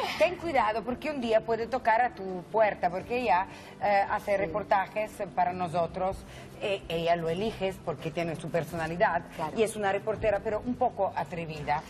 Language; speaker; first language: Spanish; non-native, fluent; Italian